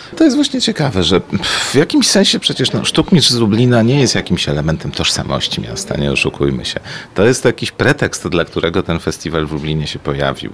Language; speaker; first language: Polish; native; Polish